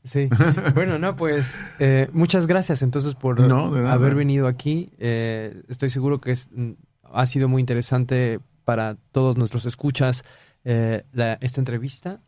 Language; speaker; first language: Spanish; native; Spanish